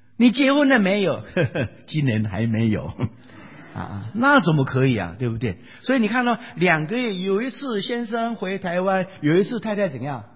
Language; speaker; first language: Chinese; native; Chinese